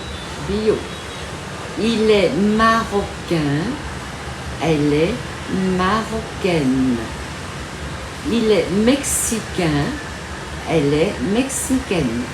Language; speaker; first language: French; non-native, fluent; Vietnamese